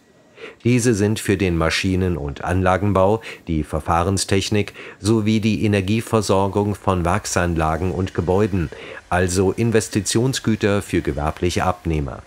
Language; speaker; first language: German; native; German